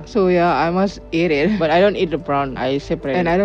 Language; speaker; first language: English; non-native, learner; Indonesian